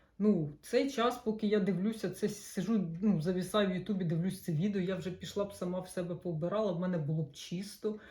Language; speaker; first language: Ukrainian; non-native, local second language; Russian